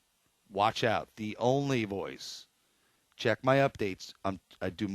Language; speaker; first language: English; native; English